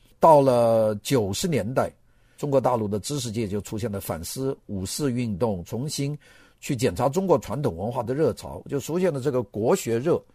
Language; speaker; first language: Chinese; native; Chinese